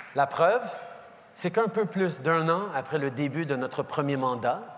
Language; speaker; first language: French; early bilingual, heritage; French